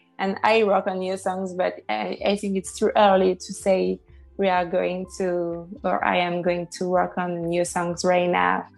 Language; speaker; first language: English; non-native, fluent; French